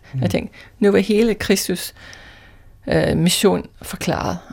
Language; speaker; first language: Danish; non-native, fluent; English